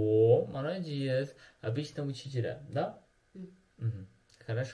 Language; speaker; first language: Russian; non-native, learner; Chinese